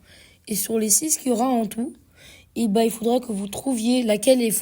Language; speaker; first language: French; native; French